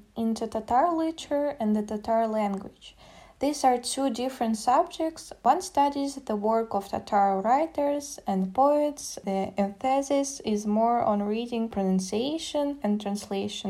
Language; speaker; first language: English; non-native, fluent; Russian